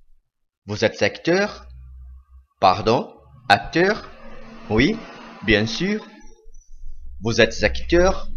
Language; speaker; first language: French; non-native, fluent; Portuguese